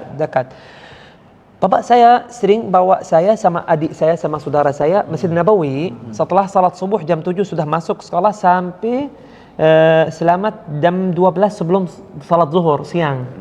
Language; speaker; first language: Indonesian; non-native, learner; Arabic